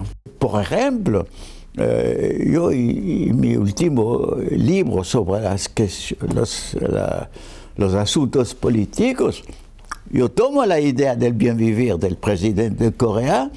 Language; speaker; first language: Spanish; non-native, fluent; French